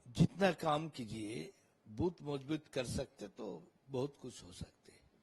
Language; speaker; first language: Hindi; non-native, local second language; Bangla